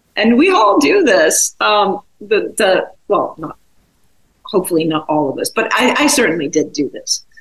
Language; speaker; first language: English; non-native, fluent; Czech